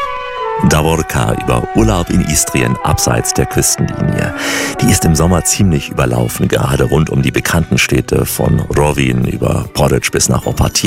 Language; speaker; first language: German; native; German